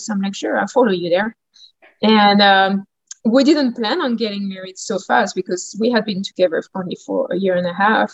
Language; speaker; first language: English; non-native, fluent; French